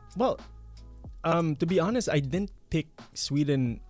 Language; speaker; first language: English; non-native, local second language; Filipino